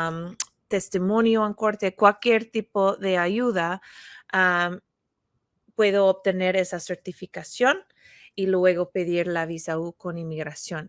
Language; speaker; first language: Spanish; non-native, fluent; English